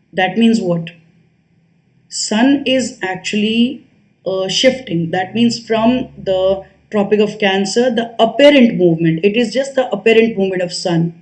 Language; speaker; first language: English; non-native, local second language; Hindi